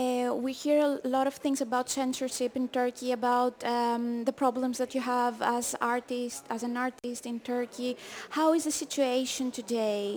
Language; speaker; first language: English; non-native, fluent; Greek